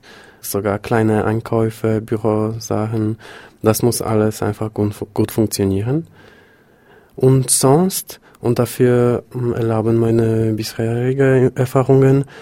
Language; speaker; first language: German; non-native, fluent; Polish